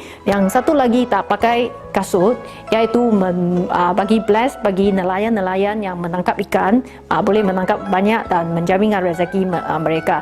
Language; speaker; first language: Indonesian; non-native, local second language; Chinese